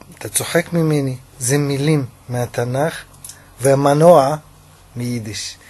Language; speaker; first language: Hebrew; non-native, fluent; Russian